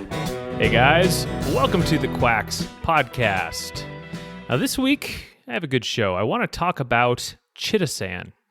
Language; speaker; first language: English; native; English